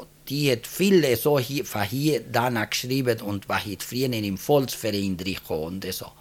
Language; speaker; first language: German; early bilingual, heritage; German